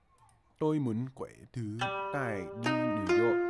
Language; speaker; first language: Vietnamese; non-native, learner; English